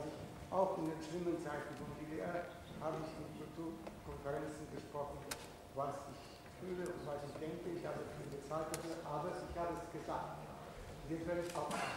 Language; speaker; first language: German; non-native, fluent; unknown